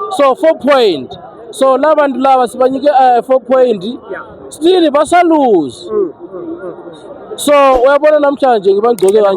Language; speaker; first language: Zulu; non-native, local second language; Venda